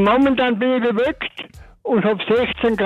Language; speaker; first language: German; native; German